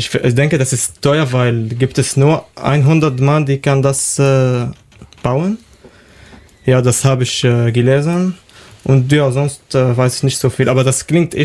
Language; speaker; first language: German; non-native, learner; Arabic